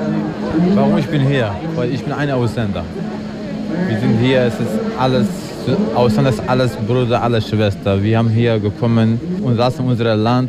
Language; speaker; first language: German; non-native, learner; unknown